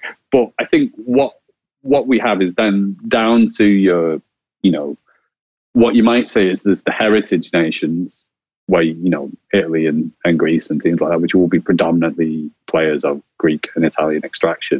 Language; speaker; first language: English; native; English